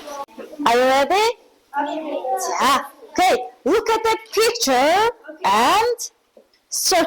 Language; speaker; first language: English; non-native, learner; Mongolian